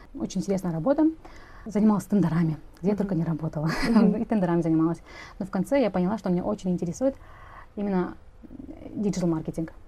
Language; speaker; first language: Russian; non-native, local second language; Kazakh